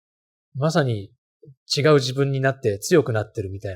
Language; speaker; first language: Japanese; native; Japanese